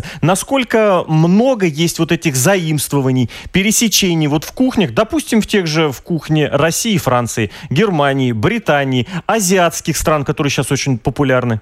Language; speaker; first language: Russian; native; Russian